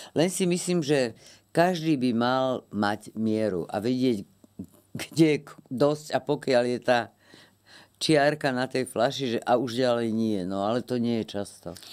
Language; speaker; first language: Slovak; native; Slovak